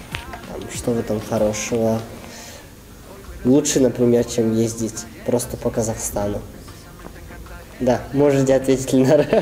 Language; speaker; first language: Russian; native; Russian